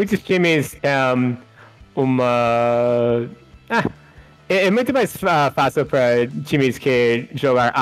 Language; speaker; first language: Portuguese; non-native, fluent; English